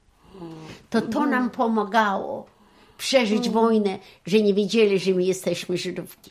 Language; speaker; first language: Polish; non-native, local second language; Yiddish